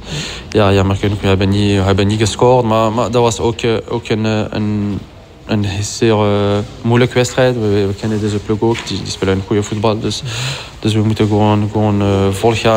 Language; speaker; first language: Dutch; non-native, local second language; French